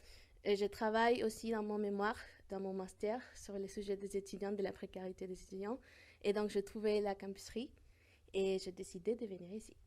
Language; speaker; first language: French; non-native, fluent; Spanish